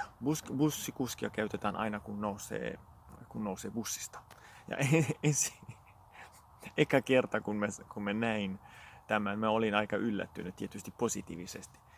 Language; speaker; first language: Finnish; non-native, fluent; Italian